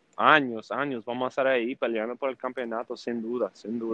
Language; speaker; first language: Spanish; early bilingual, heritage; English